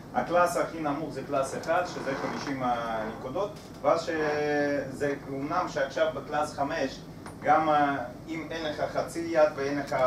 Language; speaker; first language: Hebrew; non-native, fluent; Russian